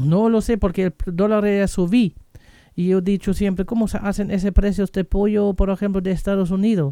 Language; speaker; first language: Spanish; non-native, fluent; German